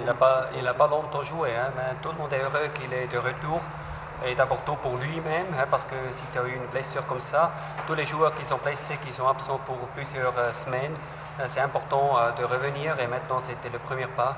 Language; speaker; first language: French; non-native, fluent; German